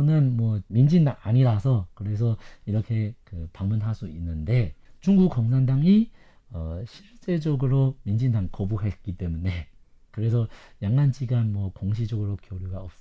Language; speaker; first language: Korean; non-native, fluent; Chinese